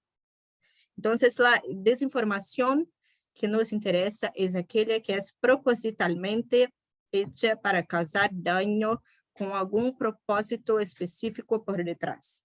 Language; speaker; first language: Spanish; non-native, fluent; Portuguese